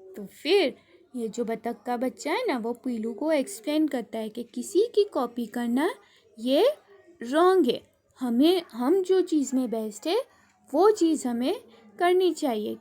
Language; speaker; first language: Hindi; non-native, local second language; Gujarati